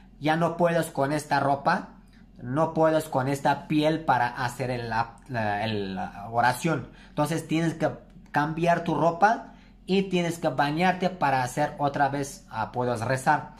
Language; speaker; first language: Spanish; non-native, learner; Turkish